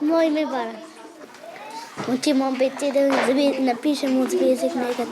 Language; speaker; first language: Slovenian; non-native, learner; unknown